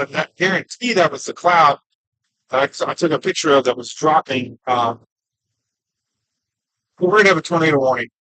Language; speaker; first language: English; native; English